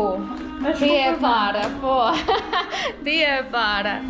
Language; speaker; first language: Albanian; non-native, learner; Russian